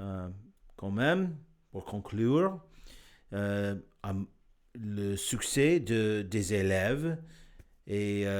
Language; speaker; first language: French; non-native, learner; English